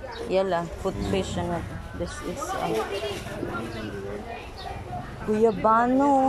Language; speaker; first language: English; non-native, local second language; Filipino